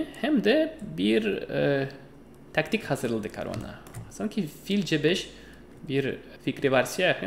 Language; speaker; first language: Turkish; non-native, fluent; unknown